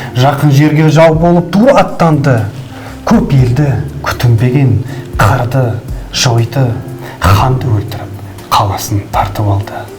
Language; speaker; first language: Kazakh; non-native, local second language; Russian